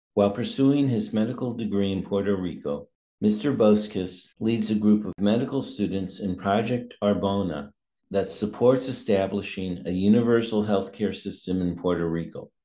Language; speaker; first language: English; native; English